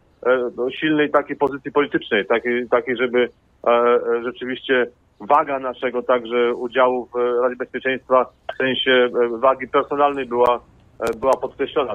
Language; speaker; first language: Polish; native; Polish